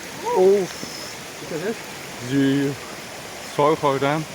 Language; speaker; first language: Persian; native; Persian